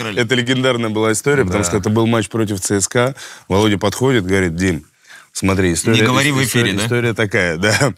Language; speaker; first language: Russian; native; Russian